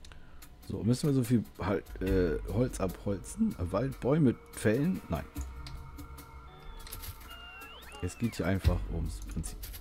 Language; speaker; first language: German; native; German